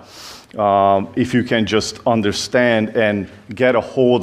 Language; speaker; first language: English; non-native, fluent; Hungarian